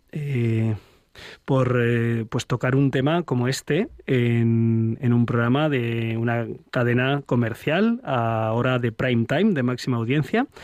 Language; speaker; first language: Spanish; native; Spanish